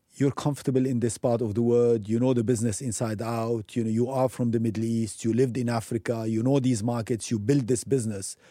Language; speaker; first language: English; non-native, fluent; Arabic